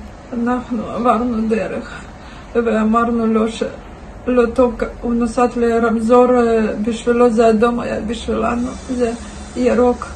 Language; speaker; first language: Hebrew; non-native, learner; Russian